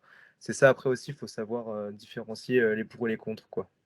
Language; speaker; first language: French; native; French